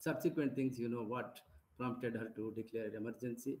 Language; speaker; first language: English; non-native, local second language; Kannada